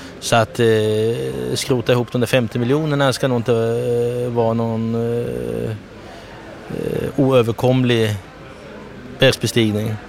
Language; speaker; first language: Swedish; native; Swedish